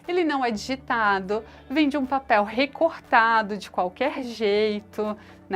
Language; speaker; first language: Portuguese; native; Portuguese